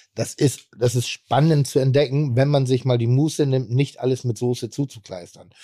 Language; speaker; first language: English; non-native, fluent; German